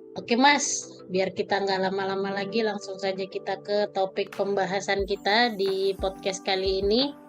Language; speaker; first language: Indonesian; native; Indonesian